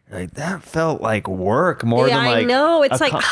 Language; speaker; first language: English; native; English